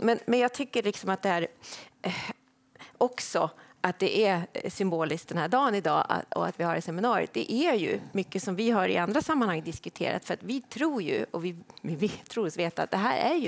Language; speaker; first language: Swedish; native; Swedish